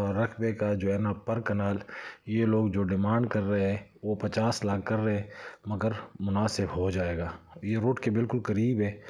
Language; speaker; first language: Urdu; non-native, local second language; Punjabi